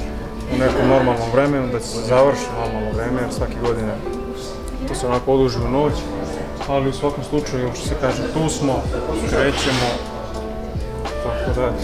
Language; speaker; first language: Serbian; native; Serbian